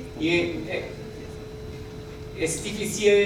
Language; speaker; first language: Spanish; non-native, learner; German